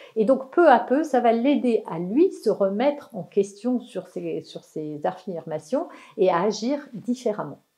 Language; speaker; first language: French; native; French